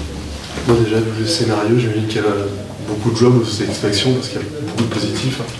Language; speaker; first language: French; native; French